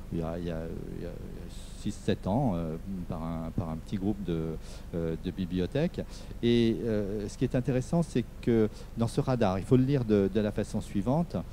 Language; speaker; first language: French; native; French